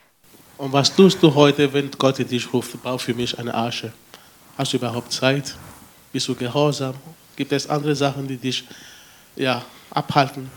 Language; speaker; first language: German; non-native, fluent; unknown